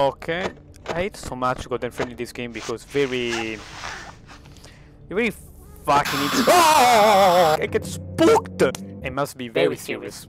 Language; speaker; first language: English; non-native, learner; Italian